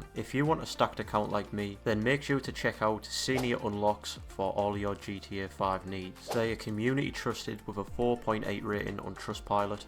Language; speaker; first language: English; native; English